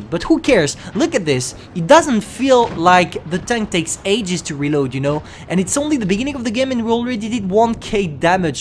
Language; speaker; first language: English; non-native, fluent; French